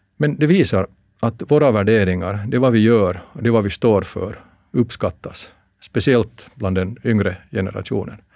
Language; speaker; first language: Swedish; native; Swedish